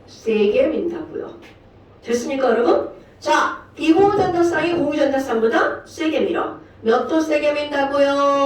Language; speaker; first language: Korean; native; Korean